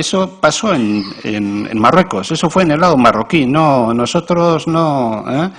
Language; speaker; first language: Spanish; native; Spanish